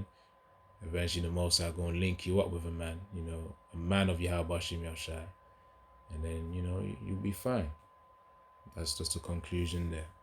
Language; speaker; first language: English; native; English